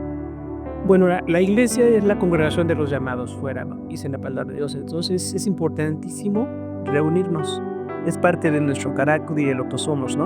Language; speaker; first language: Spanish; native; Spanish